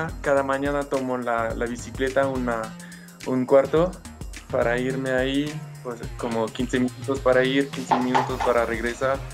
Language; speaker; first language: Spanish; non-native, fluent; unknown